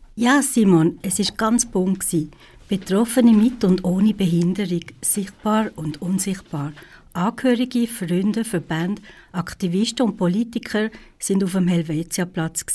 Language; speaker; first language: German; native; German